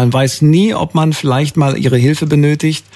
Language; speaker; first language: German; native; German